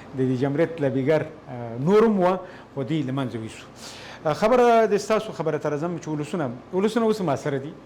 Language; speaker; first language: Pashto; native; Pashto